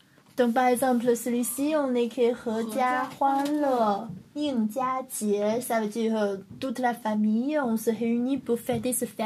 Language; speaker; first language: French; non-native, learner; Chinese